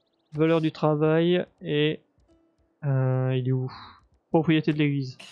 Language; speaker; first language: French; native; French